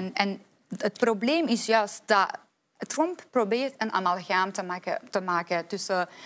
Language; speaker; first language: Dutch; non-native, fluent; Persian